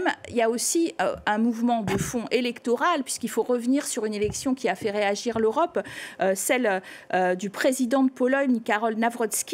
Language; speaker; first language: French; native; French